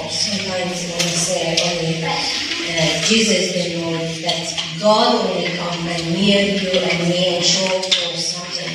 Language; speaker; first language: English; non-native, learner; Persian